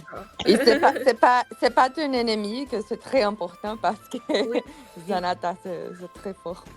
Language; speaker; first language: French; non-native, learner; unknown